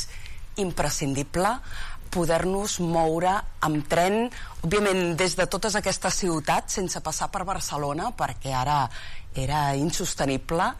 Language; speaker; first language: Catalan; native; Catalan